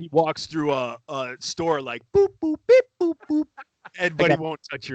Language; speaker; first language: English; native; English